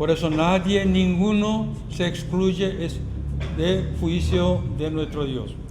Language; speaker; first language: Spanish; non-native, fluent; Korean